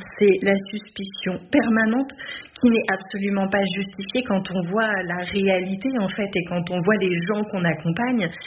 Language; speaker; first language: French; native; French